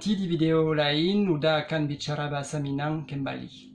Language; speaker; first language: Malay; non-native, fluent; French